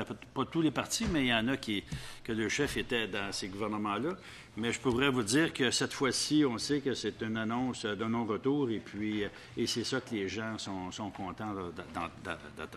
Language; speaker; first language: French; native; French